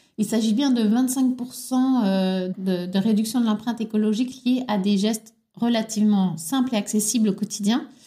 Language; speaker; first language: French; native; French